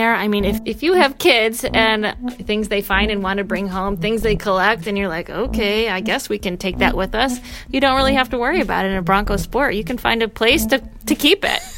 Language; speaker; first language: English; native; English